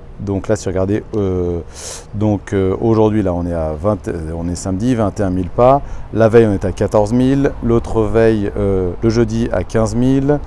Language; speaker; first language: French; early bilingual, other home language; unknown